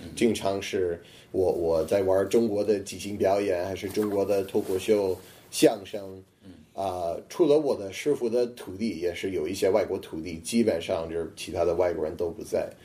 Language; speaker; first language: Chinese; non-native, fluent; English